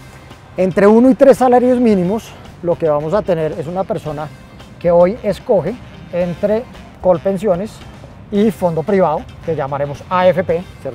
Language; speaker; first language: Spanish; native; Spanish